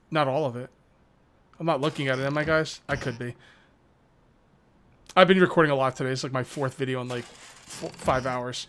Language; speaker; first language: English; native; English